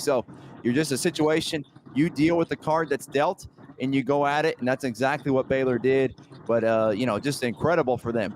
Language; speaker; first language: English; native; English